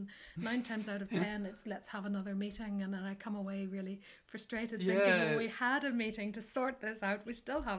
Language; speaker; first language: English; native; English